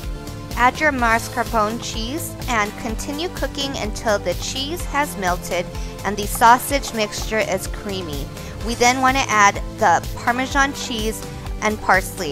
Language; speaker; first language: English; native; English